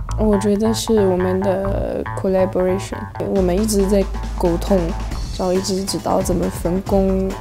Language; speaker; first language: Chinese; non-native, fluent; French